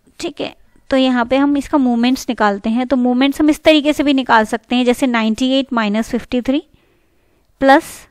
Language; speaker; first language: Hindi; native; Hindi